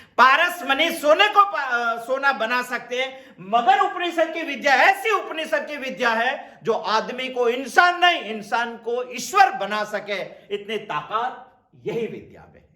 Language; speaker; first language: Hindi; non-native, local second language; Gujarati